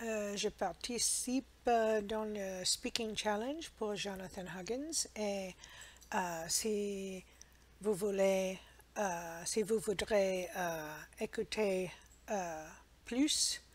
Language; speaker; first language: French; non-native, learner; English